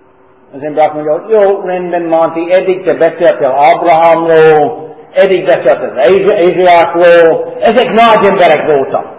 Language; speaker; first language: Hungarian; non-native, learner; English